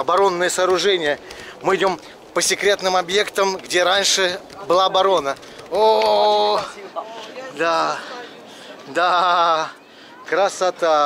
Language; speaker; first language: Russian; native; Russian